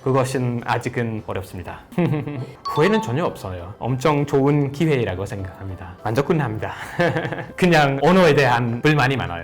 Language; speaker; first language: Korean; non-native, fluent; English